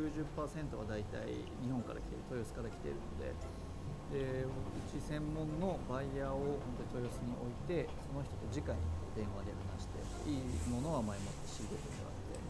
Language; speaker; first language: Japanese; native; Japanese